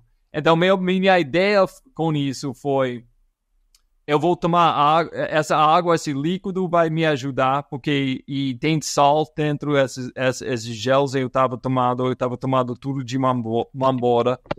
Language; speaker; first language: Portuguese; non-native, fluent; English